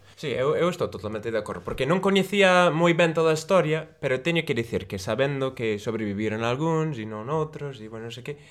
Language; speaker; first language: Galician; non-native, local second language; Spanish